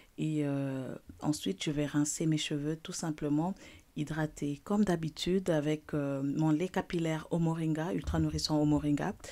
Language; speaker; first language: French; non-native, local second language; Lingala